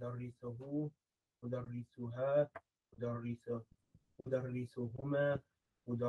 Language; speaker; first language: Arabic; non-native, learner; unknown